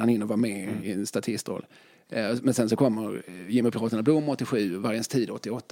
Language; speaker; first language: Swedish; native; Swedish